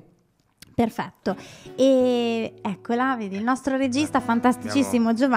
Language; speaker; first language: Italian; native; Italian